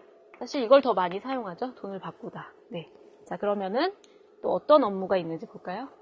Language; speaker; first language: Korean; native; Korean